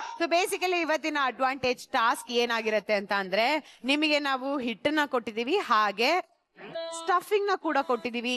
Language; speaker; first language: Kannada; native; Kannada